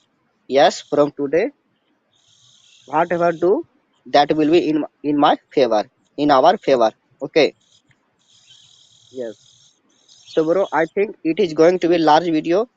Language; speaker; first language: English; non-native, learner; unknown